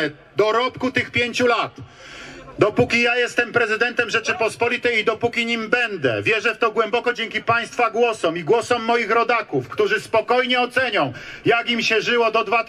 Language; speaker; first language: Polish; native; Polish